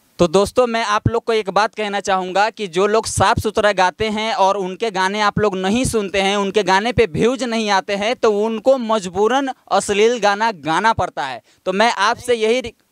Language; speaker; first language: Hindi; non-native, local second language; Bhojpuri